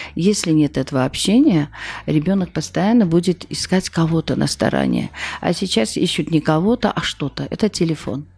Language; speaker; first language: Russian; non-native, local second language; Armenian